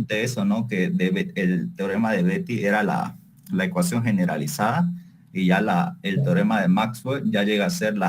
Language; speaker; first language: Spanish; native; Spanish